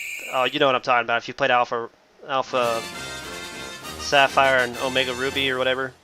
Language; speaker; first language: English; native; English